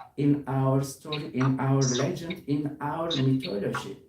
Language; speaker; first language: English; non-native, learner; Turkish